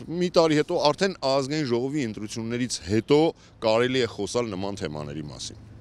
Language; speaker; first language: Armenian; native; Armenian